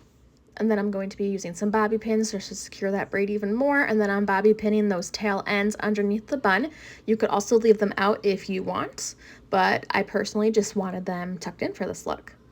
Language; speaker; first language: English; native; English